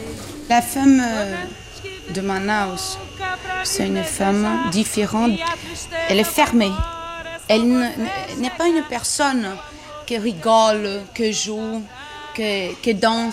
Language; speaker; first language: French; non-native, learner; Portuguese